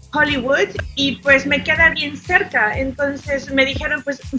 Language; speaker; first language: Spanish; early bilingual, other home language; English